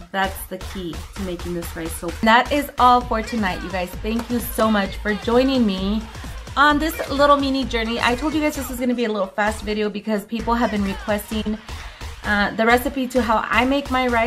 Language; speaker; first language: English; early bilingual, other home language; Spanish